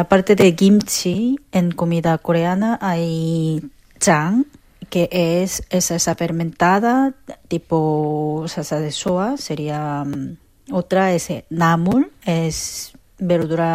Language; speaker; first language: Spanish; non-native, fluent; Korean